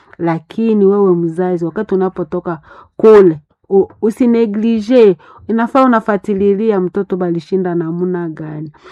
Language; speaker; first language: Swahili; non-native, local second language; Nande